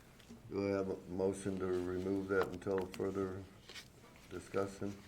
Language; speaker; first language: English; native; English